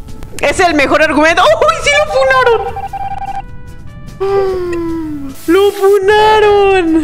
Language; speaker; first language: Spanish; native; Spanish